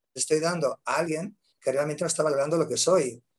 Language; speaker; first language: Spanish; native; Spanish